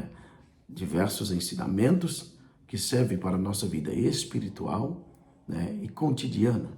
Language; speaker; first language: Portuguese; native; Portuguese